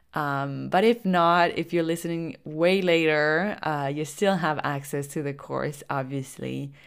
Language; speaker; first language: English; non-native, fluent; French